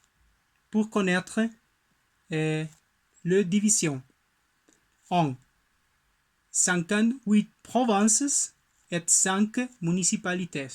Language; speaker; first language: French; non-native, learner; Spanish